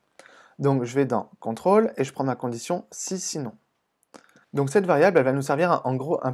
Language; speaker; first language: French; native; French